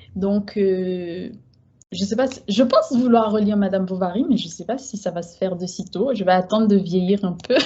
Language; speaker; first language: French; native; French